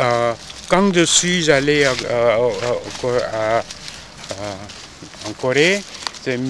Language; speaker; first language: French; non-native, fluent; Korean